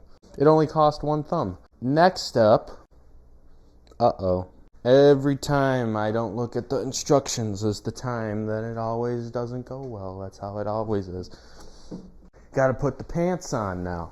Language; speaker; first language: English; native; English